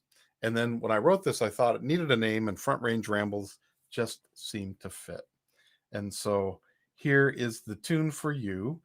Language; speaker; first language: English; native; English